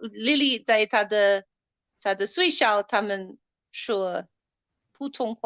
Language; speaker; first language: Chinese; non-native, learner; English